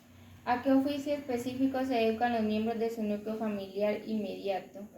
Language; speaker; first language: Spanish; native; Spanish